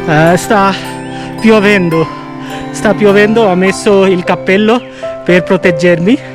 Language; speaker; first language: Italian; non-native, fluent; Bangla